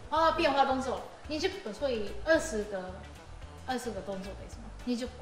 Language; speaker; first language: Chinese; non-native, learner; Japanese